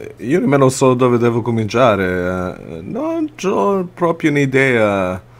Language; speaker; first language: Italian; early bilingual, heritage; Italian